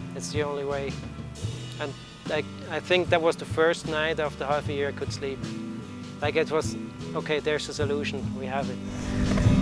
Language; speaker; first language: English; non-native, fluent; Swiss German